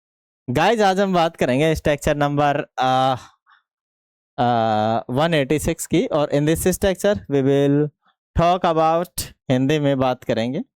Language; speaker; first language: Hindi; native; Hindi